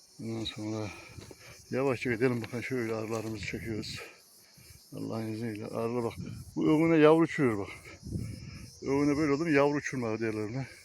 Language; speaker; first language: Turkish; native; Turkish